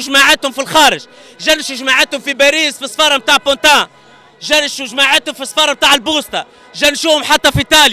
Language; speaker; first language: Arabic; native; Arabic